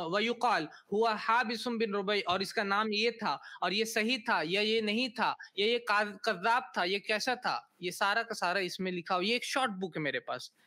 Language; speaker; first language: Hindi; native; Hindi